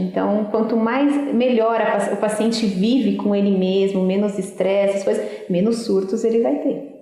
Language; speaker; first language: Portuguese; native; Portuguese